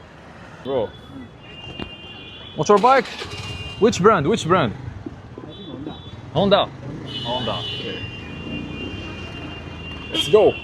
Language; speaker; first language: English; non-native, learner; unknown